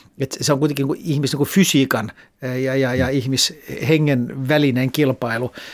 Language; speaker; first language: Finnish; native; Finnish